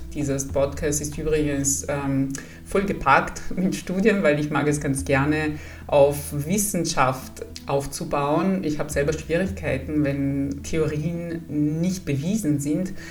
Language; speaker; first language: German; non-native, fluent; Italian